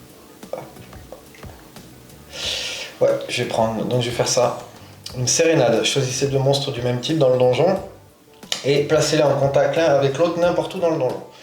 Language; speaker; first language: French; native; French